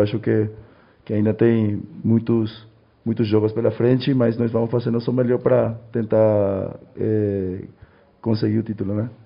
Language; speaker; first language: Portuguese; non-native, fluent; Spanish